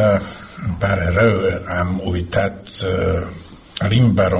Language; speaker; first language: Romanian; non-native, learner; Slovak